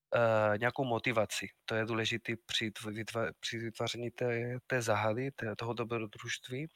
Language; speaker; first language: Czech; non-native, fluent; Spanish